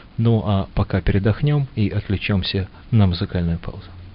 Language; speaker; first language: Russian; native; Russian